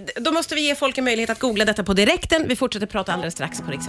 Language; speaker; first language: Swedish; native; Swedish